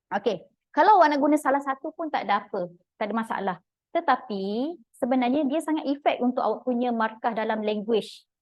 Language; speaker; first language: Malay; native; Malay